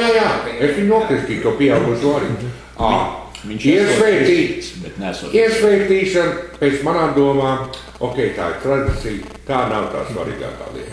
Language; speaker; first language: Latvian; early bilingual, heritage; Latvian